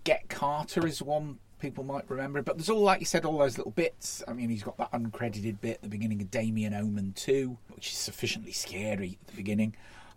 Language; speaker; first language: English; native; English